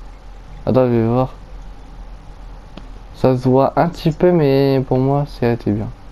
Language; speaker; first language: French; native; French